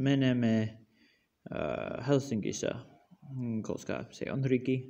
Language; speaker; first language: Finnish; non-native, learner; English